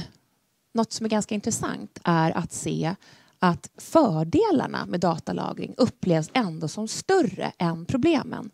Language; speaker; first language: Swedish; native; Swedish